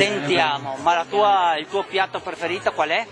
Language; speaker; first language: Italian; native; Italian